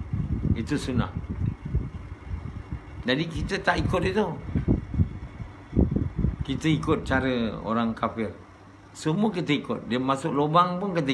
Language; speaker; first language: Malay; native; Malay